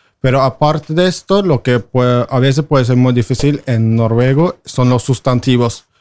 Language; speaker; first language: Spanish; non-native, fluent; Norwegian